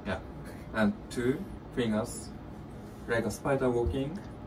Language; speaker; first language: English; non-native, learner; Japanese